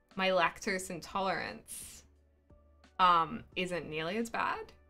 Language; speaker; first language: English; native; English